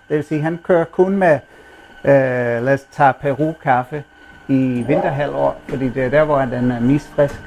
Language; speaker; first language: Danish; non-native, fluent; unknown